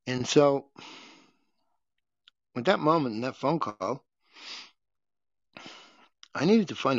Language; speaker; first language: English; native; English